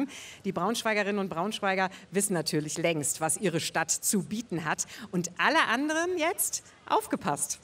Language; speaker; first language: German; native; German